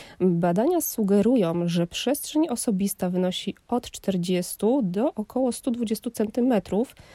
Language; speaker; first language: Polish; native; Polish